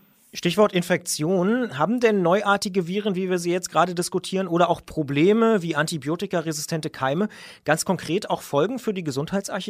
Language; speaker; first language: German; native; German